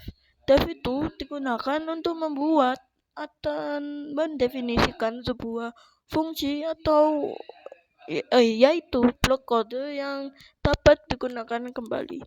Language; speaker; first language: Indonesian; native; Indonesian